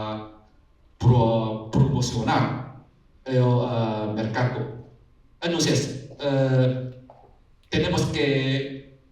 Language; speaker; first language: Spanish; non-native, learner; Chinese